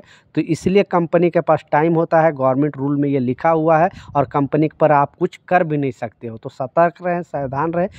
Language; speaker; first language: Hindi; native; Hindi